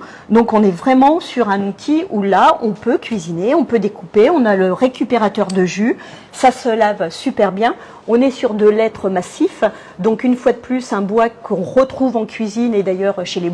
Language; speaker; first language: French; native; French